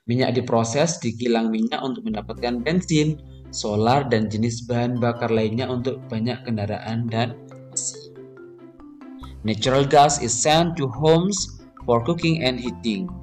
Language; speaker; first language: English; non-native, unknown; Indonesian